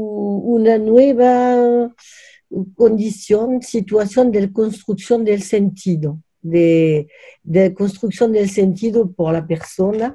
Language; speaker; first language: Spanish; non-native, learner; French